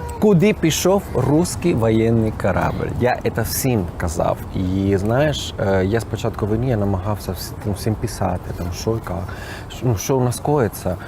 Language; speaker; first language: Ukrainian; non-native, fluent; Spanish